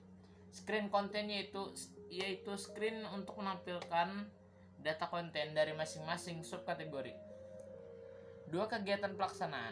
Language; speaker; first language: Indonesian; native; Indonesian